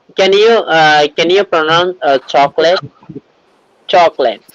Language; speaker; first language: English; non-native, learner; Bangla